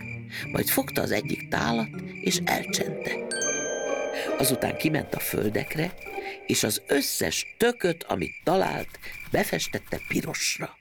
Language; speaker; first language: Hungarian; native; Hungarian